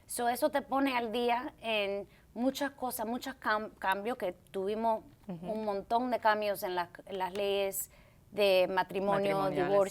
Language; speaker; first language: Spanish; early bilingual, heritage; Spanish